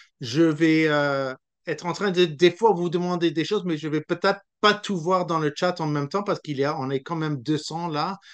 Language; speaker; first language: French; non-native, local second language; English